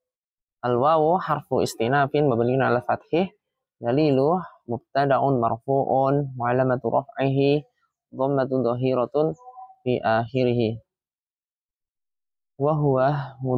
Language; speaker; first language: Arabic; non-native, fluent; Indonesian